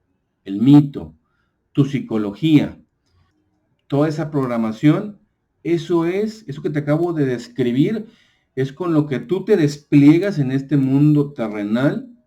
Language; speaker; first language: Spanish; native; Spanish